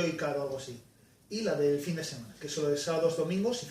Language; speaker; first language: Spanish; native; Spanish